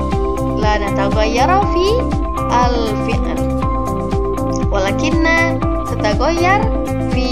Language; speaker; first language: Arabic; non-native, learner; Indonesian